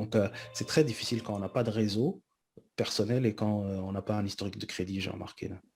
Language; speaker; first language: French; early bilingual, other home language; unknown